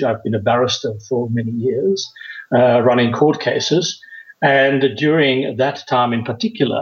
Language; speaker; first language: English; non-native, fluent; German